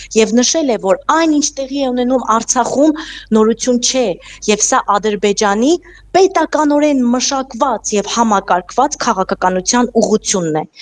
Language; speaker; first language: Armenian; native; Armenian